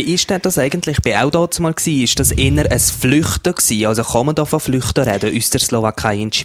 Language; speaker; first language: German; native; German